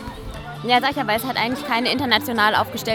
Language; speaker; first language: German; native; German